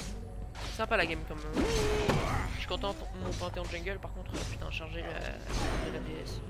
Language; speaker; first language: French; native; French